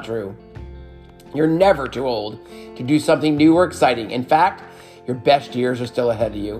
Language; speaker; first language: English; native; English